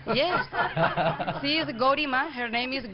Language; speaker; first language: English; non-native, learner; Spanish